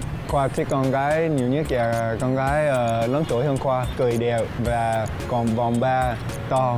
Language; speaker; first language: Vietnamese; early bilingual, heritage; Vietnamese